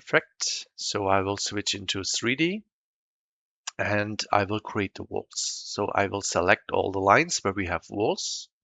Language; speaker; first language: English; non-native, fluent; German